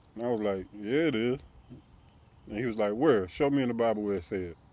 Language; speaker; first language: English; native; English